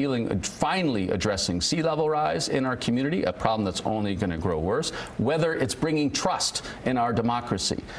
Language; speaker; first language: English; native; English